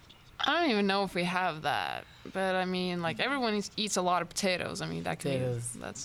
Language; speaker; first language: English; non-native, fluent; Latvian